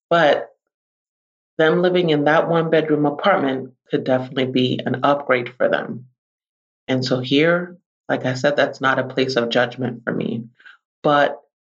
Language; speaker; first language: English; native; English